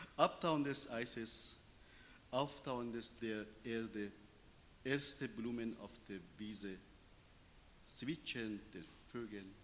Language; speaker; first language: German; non-native, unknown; Persian